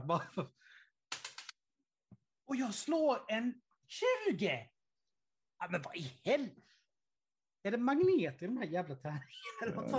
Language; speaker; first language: Swedish; native; Swedish